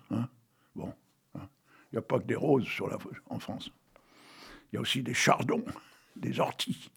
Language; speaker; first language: French; native; French